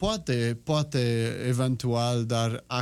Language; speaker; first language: Romanian; non-native, learner; French